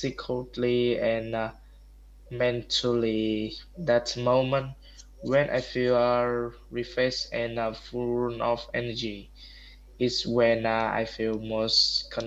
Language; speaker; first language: English; non-native, learner; Vietnamese